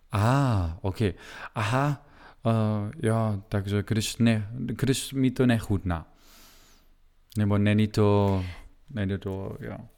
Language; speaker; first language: Czech; non-native, learner; German